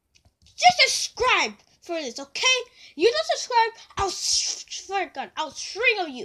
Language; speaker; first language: English; native; English